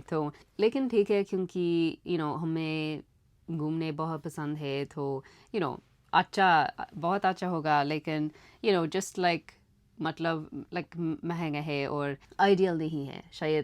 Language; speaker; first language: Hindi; non-native, learner; English